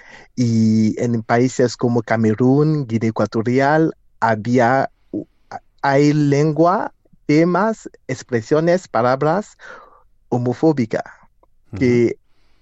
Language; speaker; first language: Spanish; non-native, fluent; English